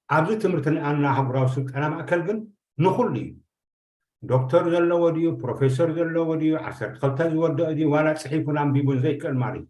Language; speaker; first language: Tigrinya; native; Tigrinya